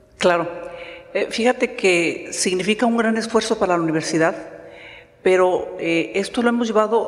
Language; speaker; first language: Spanish; native; Spanish